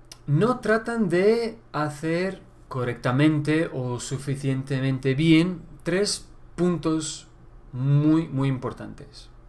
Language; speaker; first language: Spanish; non-native, fluent; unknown